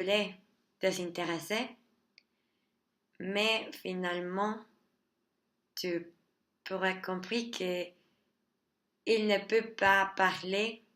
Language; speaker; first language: French; non-native, learner; Spanish